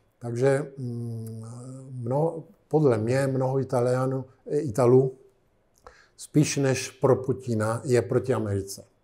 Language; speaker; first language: Czech; non-native, fluent; Italian